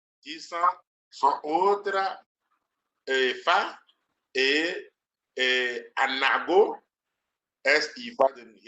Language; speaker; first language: Spanish; non-native, learner; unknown